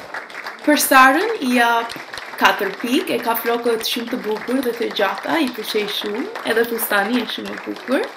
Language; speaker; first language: Albanian; early bilingual, heritage; Albanian